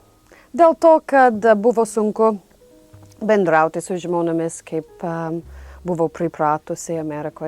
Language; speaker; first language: Lithuanian; non-native, fluent; English